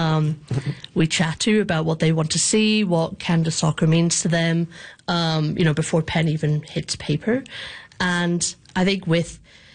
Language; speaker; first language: English; native; English